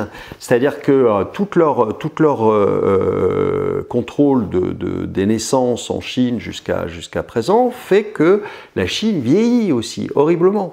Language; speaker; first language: French; native; French